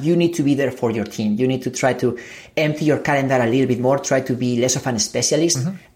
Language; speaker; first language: English; non-native, fluent; Spanish